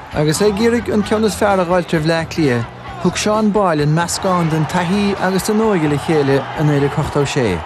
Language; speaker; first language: Irish; native; Irish